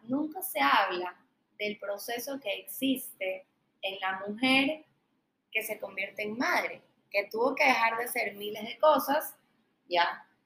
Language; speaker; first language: Spanish; native; Spanish